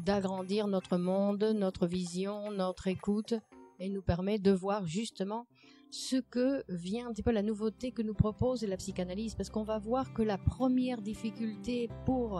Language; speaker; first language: French; native; French